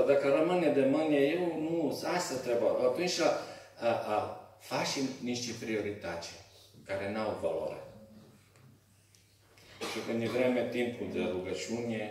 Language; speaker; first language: Romanian; non-native, learner; Serbian